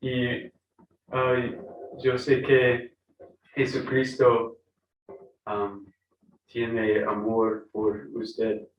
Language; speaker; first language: Spanish; non-native, learner; English